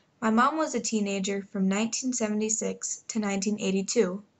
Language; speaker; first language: English; native; English